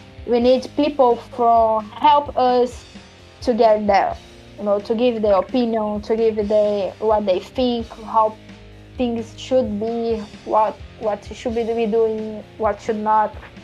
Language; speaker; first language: English; non-native, fluent; Portuguese